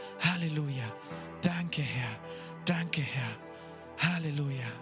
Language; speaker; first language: German; native; German